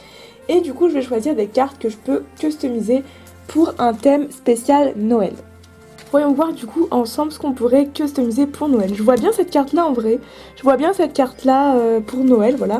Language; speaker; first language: French; native; French